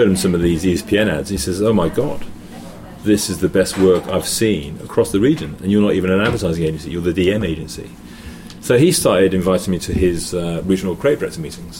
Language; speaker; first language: English; native; English